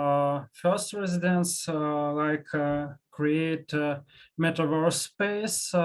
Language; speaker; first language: English; non-native, learner; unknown